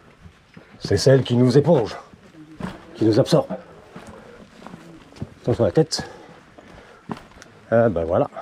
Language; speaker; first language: French; native; French